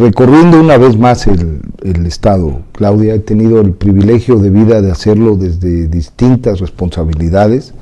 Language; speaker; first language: Spanish; native; Spanish